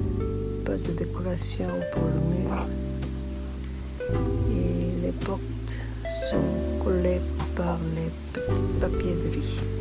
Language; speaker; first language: French; non-native, learner; Korean